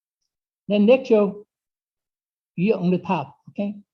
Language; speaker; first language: English; non-native, fluent; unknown